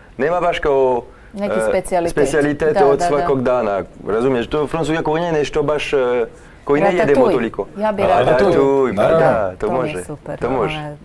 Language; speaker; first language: Croatian; non-native, fluent; French